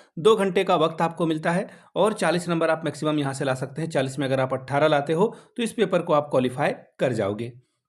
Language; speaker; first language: Hindi; native; Hindi